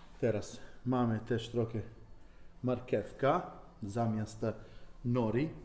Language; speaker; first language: Polish; non-native, learner; Italian